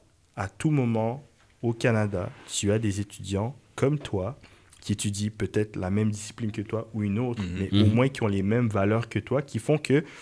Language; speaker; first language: French; native; French